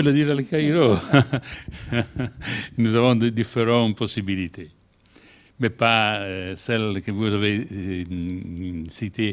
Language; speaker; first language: French; non-native, learner; Italian